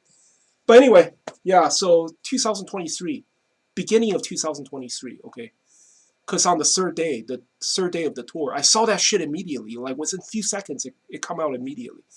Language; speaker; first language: English; non-native, fluent; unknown